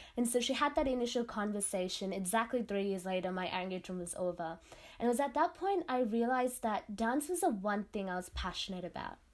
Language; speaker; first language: English; non-native, local second language; Tamil